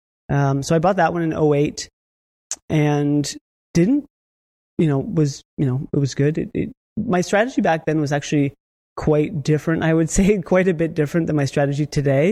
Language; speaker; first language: English; native; English